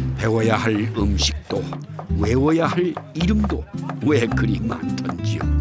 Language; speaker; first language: Korean; native; Korean